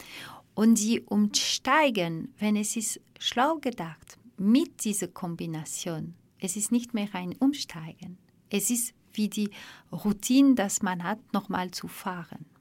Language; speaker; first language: German; non-native, fluent; French